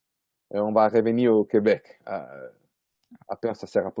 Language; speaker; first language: French; non-native, fluent; Italian